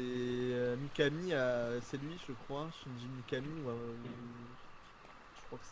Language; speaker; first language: French; native; French